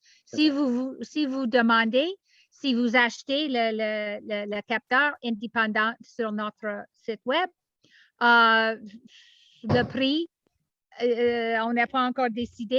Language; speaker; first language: French; non-native, learner; English